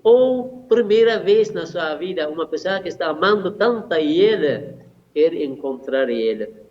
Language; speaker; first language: Portuguese; non-native, learner; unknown